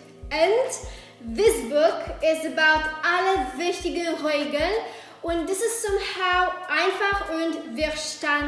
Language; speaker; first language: German; non-native, learner; Polish